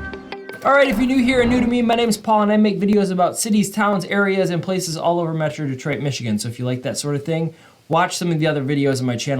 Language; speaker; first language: English; native; English